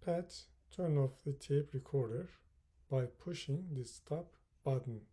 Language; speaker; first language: English; non-native, fluent; Turkish